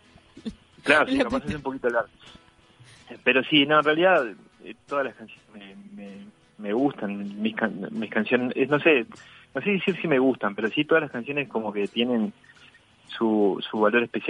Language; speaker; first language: Spanish; native; Spanish